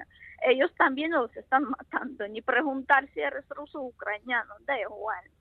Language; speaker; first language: Spanish; non-native, fluent; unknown